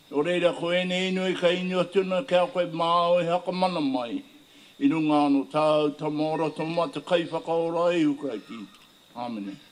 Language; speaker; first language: Māori; native; Māori